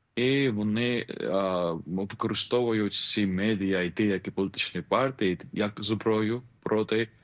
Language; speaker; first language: Ukrainian; non-native, fluent; Georgian